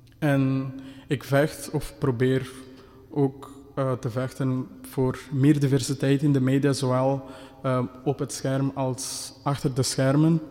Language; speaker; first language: Dutch; non-native, fluent; Kinyarwanda